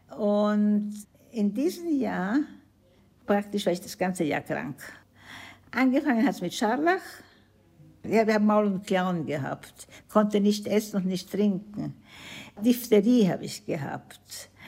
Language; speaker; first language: German; native; German